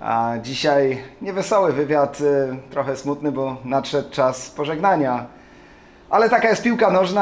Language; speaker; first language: Polish; native; Polish